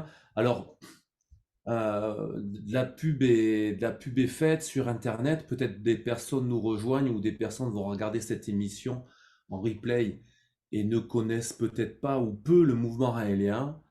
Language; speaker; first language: French; native; French